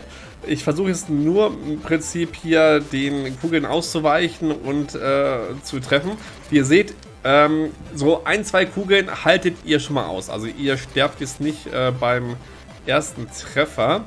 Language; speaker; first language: German; native; German